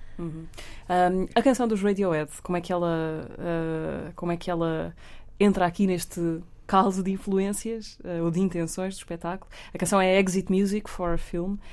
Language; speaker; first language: Portuguese; native; Portuguese